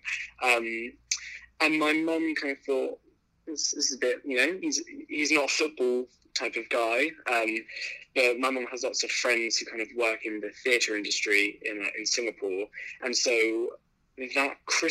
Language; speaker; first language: English; native; English